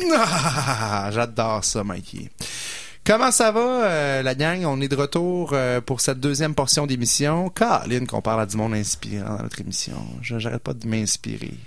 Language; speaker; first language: French; native; French